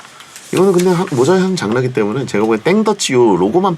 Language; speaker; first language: Korean; native; Korean